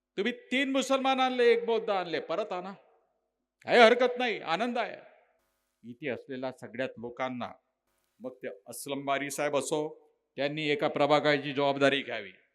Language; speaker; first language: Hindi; non-native, local second language; Marathi